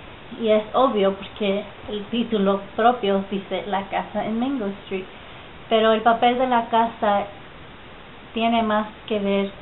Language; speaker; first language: Spanish; early bilingual, heritage; Spanish